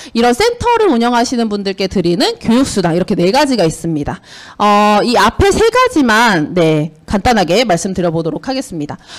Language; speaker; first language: Korean; native; Korean